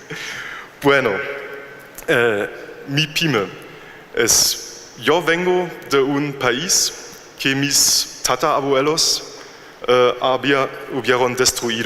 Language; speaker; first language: Spanish; non-native, fluent; German